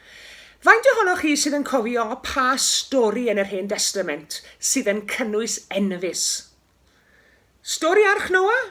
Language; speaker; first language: Welsh; native; Welsh